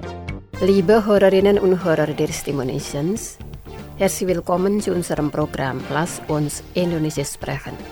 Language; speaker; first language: German; non-native, fluent; Indonesian